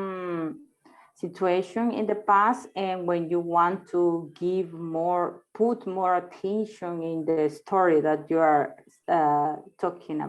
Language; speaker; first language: English; non-native, learner; Spanish